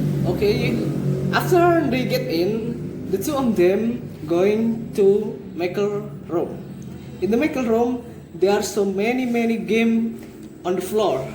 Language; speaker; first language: English; non-native, learner; Indonesian